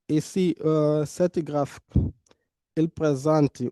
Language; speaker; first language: French; non-native, fluent; Portuguese